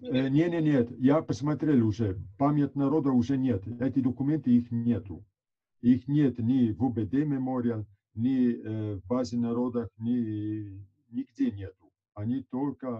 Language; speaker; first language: Russian; non-native, fluent; Italian